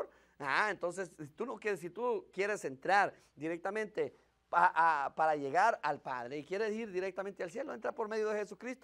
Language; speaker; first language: Spanish; native; Spanish